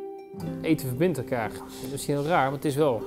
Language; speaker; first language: Dutch; native; Dutch